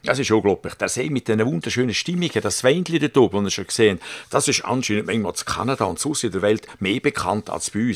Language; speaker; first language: German; native; German